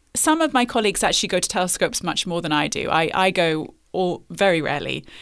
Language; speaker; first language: English; native; English